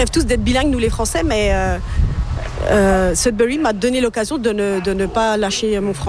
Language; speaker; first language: French; native; French